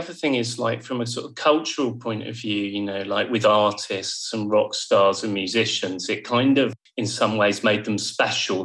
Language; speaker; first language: English; native; English